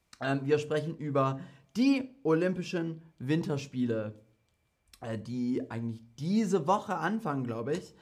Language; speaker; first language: German; non-native, fluent; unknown